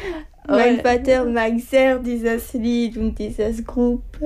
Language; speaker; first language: German; non-native, learner; French